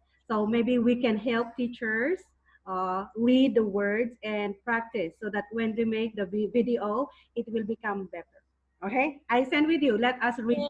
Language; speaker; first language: English; non-native, fluent; Thai